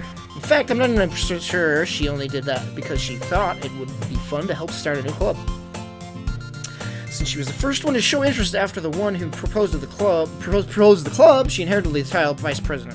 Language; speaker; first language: English; native; English